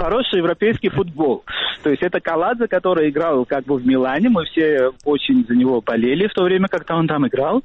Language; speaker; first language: Russian; non-native, fluent; Georgian